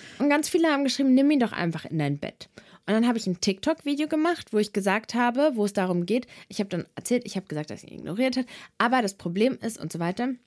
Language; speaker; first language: German; early bilingual, other home language; Serbian